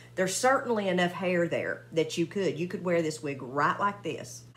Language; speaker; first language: English; native; English